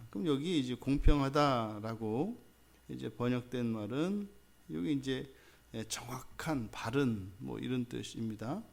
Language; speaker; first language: Korean; native; Korean